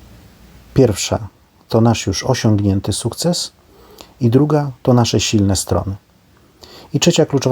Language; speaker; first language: Polish; native; Polish